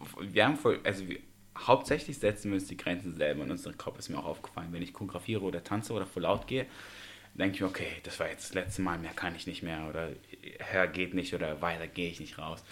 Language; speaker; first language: German; early bilingual, other home language; Russian